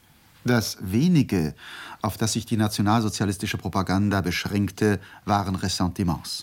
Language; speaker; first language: German; native; German